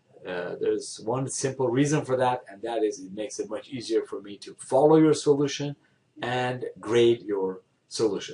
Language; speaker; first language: English; non-native, fluent; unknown